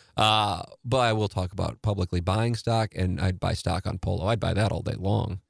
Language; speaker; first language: English; native; English